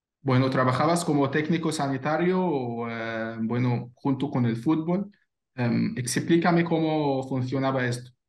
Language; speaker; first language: Spanish; non-native, fluent; Arabic